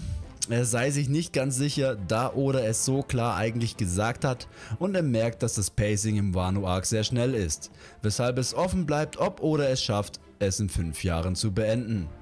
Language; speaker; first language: German; native; German